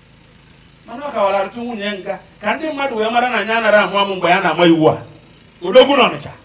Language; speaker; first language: Igbo; native; Igbo